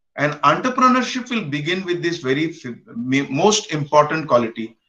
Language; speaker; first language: English; non-native, local second language; Konkani